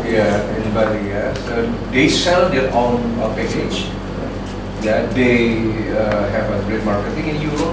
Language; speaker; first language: English; non-native, learner; Indonesian